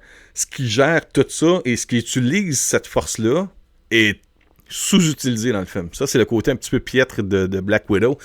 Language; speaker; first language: French; native; French